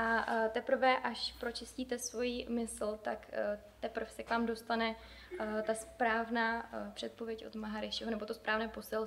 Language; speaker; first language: Czech; native; Czech